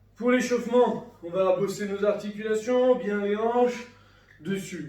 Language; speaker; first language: French; native; French